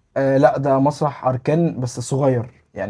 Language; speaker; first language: Arabic; native; Arabic